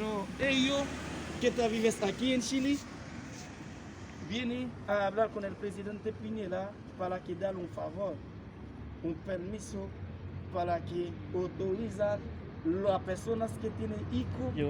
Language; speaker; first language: Spanish; non-native, learner; Haitian Creole